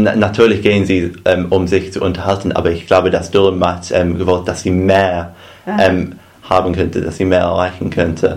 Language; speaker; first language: German; non-native, fluent; English